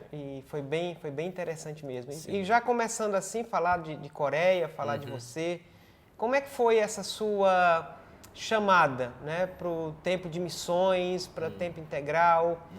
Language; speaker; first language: Portuguese; native; Portuguese